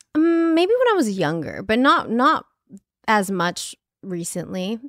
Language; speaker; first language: English; native; English